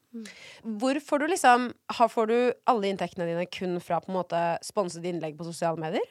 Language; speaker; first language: Norwegian; native; Norwegian